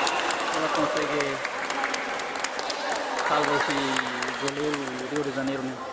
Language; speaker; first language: Portuguese; non-native, local second language; Tetum